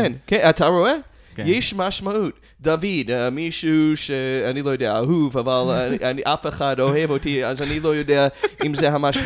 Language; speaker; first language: Hebrew; non-native, fluent; English